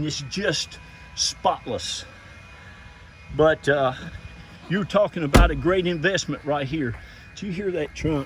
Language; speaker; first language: English; native; English